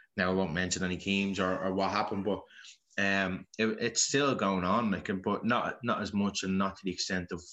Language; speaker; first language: English; native; English